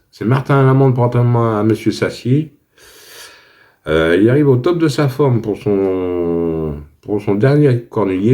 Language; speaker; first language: French; native; French